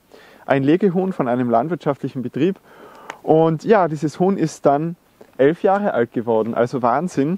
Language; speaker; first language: German; native; German